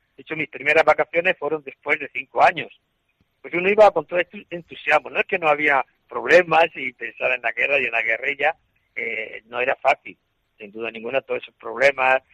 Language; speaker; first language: Spanish; native; Spanish